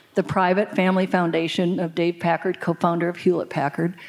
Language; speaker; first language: English; native; English